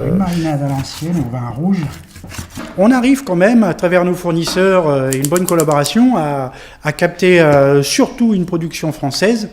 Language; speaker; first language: French; native; French